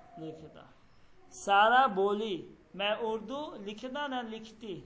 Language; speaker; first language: Hindi; non-native, fluent; Bangla